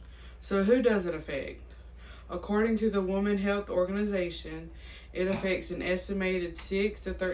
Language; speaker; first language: English; native; English